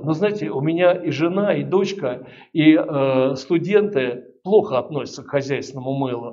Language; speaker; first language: Russian; native; Russian